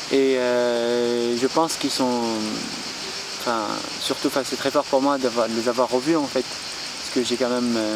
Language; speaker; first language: French; non-native, fluent; Arabic